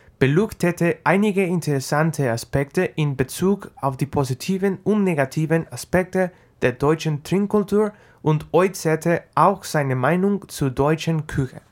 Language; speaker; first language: German; non-native, learner; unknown